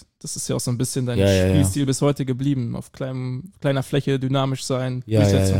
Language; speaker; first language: German; native; German